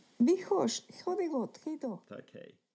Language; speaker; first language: Swedish; non-native, fluent; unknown